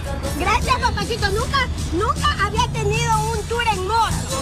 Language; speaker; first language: Spanish; native; Spanish